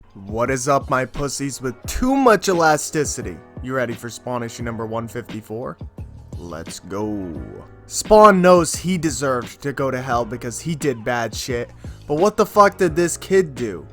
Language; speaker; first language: English; native; English